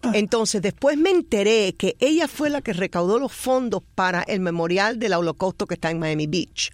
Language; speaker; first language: Spanish; non-native, fluent; English